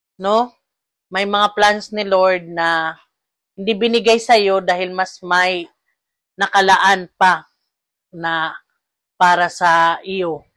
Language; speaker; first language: Filipino; non-native, local second language; Cebuano